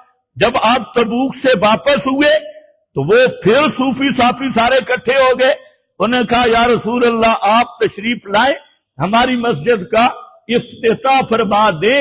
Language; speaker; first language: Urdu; non-native, local second language; Punjabi